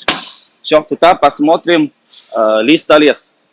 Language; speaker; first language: Russian; non-native, learner; Chinese